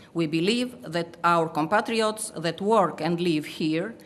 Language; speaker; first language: English; non-native, fluent; Albanian